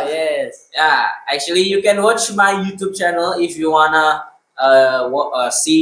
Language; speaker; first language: English; non-native, learner; Indonesian